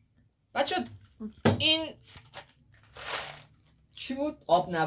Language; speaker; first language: Persian; native; Persian